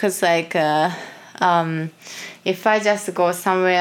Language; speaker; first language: English; non-native, fluent; Japanese